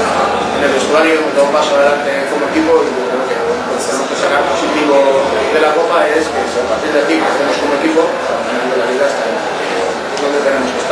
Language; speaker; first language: Spanish; native; Spanish